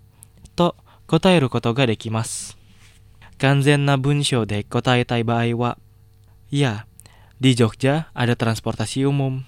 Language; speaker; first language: Japanese; non-native, fluent; Indonesian